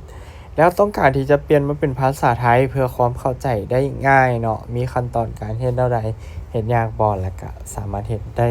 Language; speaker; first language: Thai; non-native, local second language; Lao